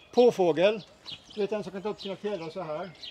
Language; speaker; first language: Swedish; native; Swedish